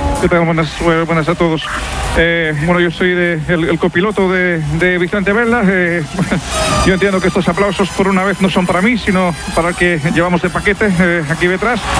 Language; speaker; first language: Spanish; native; Spanish